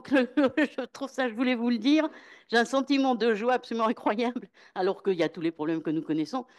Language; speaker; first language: French; native; French